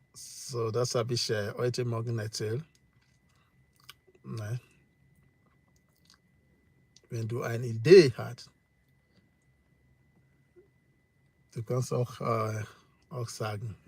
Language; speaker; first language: German; non-native, learner; English